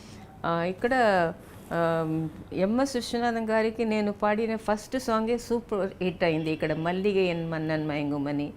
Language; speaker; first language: Telugu; non-native, local second language; Tamil